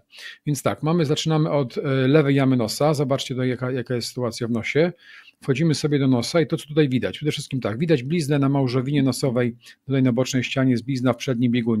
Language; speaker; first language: Polish; native; Polish